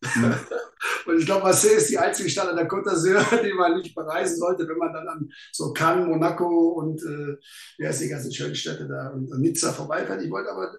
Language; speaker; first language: German; native; German